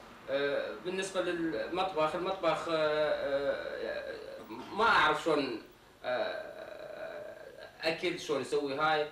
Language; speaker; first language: Arabic; native; Arabic